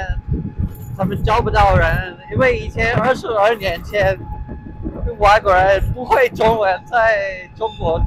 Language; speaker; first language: Chinese; non-native, fluent; English